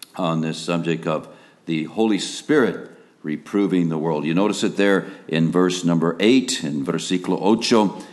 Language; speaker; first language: English; native; English